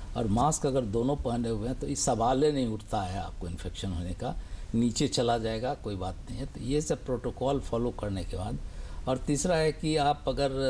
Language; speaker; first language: Hindi; native; Hindi